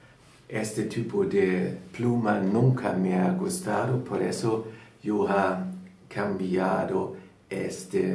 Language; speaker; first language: Spanish; non-native, learner; German